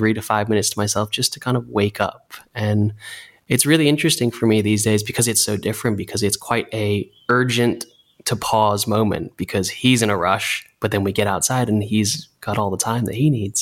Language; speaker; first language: English; native; English